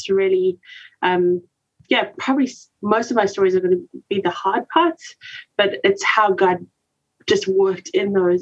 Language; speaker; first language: English; native; English